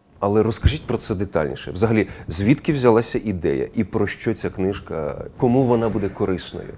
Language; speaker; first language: Ukrainian; native; Ukrainian